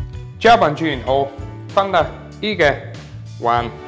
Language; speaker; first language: Chinese; non-native, learner; English